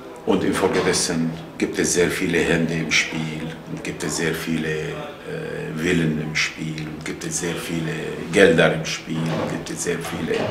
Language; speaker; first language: German; non-native, fluent; Arabic